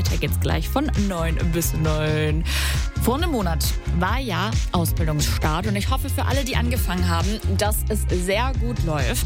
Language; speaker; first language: German; native; German